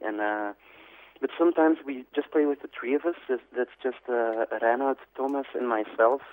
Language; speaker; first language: English; non-native, fluent; Dutch